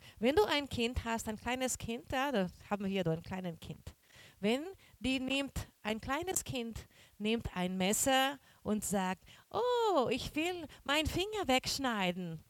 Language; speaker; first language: German; non-native, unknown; Portuguese